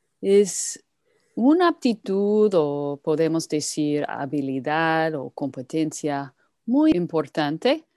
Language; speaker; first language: Spanish; non-native, fluent; English